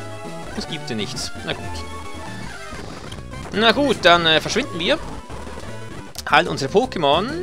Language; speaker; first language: German; native; German